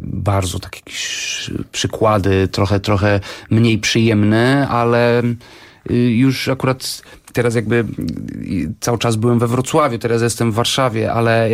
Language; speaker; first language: Polish; non-native, fluent; Portuguese